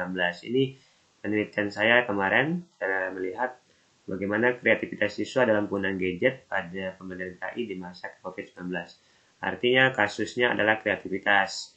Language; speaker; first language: Indonesian; native; Indonesian